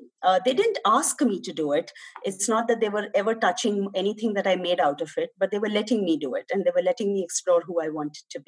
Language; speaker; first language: English; non-native, local second language; Hindi